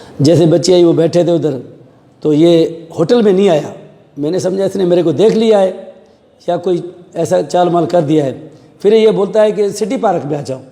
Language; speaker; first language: Urdu; non-native, local second language; Sindhi